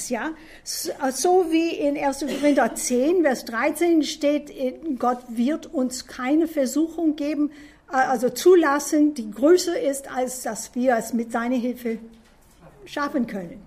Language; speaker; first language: German; non-native, fluent; English